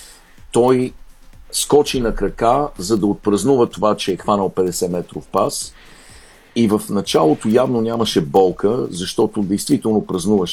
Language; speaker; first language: Bulgarian; native; Bulgarian